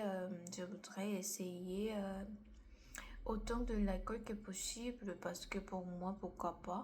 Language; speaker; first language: French; non-native, learner; Korean